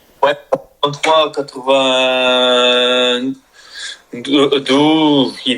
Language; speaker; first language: French; non-native, learner; Spanish